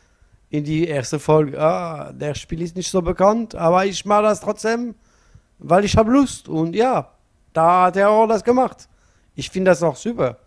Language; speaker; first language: German; non-native, learner; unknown